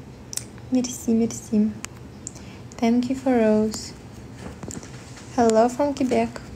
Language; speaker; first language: English; non-native, learner; Ukrainian